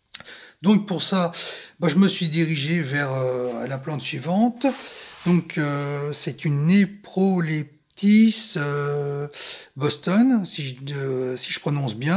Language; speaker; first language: French; native; French